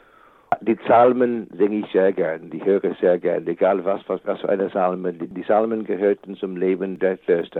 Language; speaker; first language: German; non-native, fluent; English